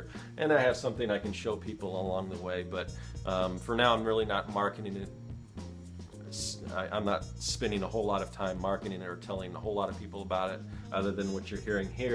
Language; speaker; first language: English; native; English